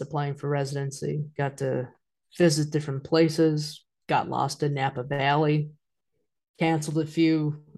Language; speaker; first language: English; native; English